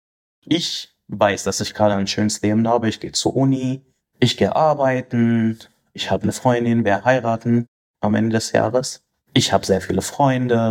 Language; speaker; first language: German; non-native, fluent; Arabic